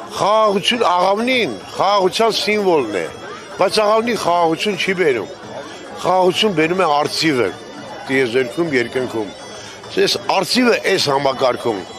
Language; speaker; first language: Armenian; native; Armenian